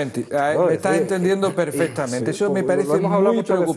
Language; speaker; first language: Spanish; native; Spanish